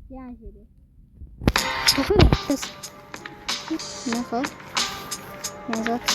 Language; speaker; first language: Turkish; non-native, learner; Uzbek